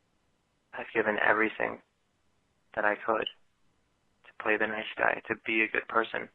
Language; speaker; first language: English; native; English